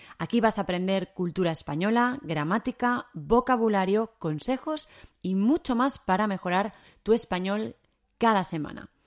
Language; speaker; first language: Spanish; native; Spanish